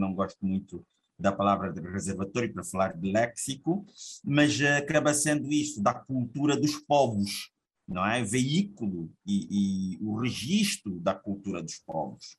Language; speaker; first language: Portuguese; native; Portuguese